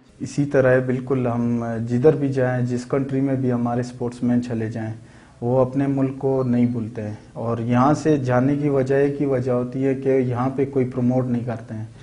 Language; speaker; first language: Urdu; non-native, local second language; Pashto